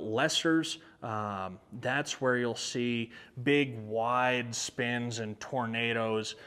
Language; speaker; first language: English; native; English